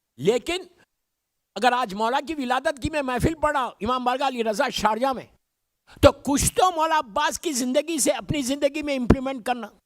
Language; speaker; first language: Urdu; native; Urdu